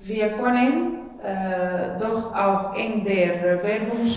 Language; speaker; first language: German; non-native, learner; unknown